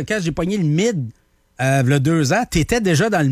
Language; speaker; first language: French; native; French